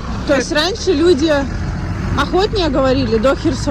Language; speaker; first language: Russian; native; Russian